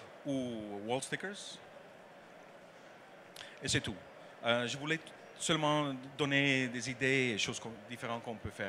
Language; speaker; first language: French; non-native, learner; Dutch